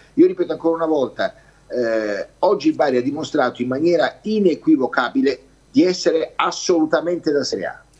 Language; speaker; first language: Italian; native; Italian